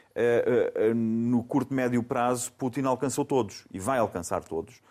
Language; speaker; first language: Portuguese; native; Portuguese